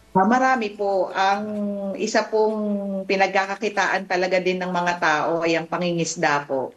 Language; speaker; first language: Filipino; non-native, local second language; Pampanga